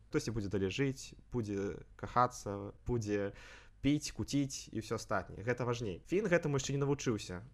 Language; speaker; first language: Belarusian; non-native, local second language; Russian